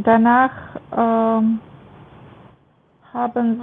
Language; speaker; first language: German; non-native, learner; Macedonian